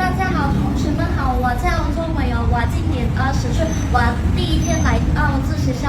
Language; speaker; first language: Chinese; non-native, learner; Khmer